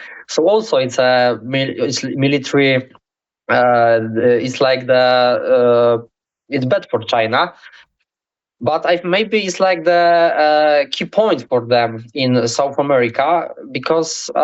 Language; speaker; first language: English; non-native, learner; Polish